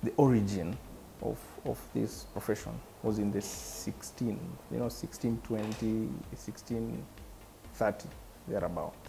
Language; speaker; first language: English; non-native, local second language; Swahili